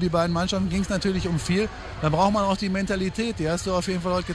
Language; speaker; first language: German; native; German